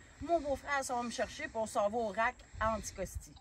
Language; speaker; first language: French; native; French